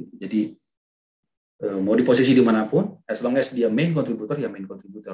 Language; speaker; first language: English; non-native, fluent; Indonesian